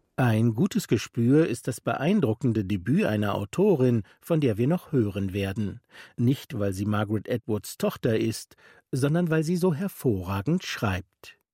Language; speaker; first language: German; native; German